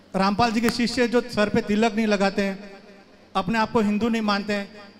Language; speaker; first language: Hindi; native; Hindi